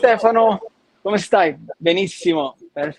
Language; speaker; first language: Italian; native; Italian